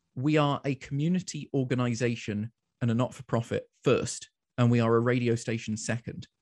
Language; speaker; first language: English; native; English